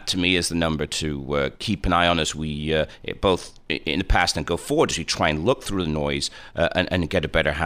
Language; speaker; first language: English; native; English